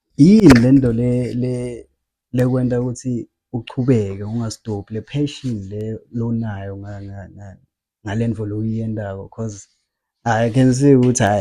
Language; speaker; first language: Zulu; non-native, local second language; Swati